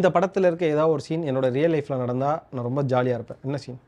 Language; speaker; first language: Tamil; native; Tamil